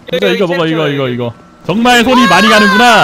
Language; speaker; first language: Korean; native; Korean